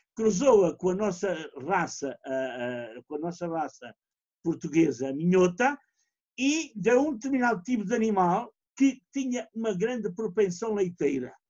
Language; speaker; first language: Portuguese; native; Portuguese